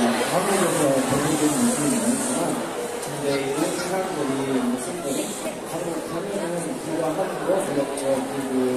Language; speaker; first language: Korean; non-native, learner; Indonesian